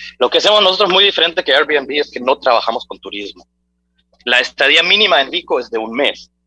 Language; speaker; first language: Spanish; early bilingual, heritage; Spanish